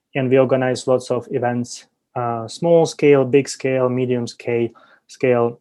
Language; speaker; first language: English; non-native, fluent; Ukrainian